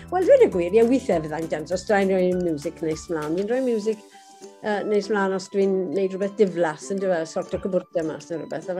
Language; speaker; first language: Welsh; native; Welsh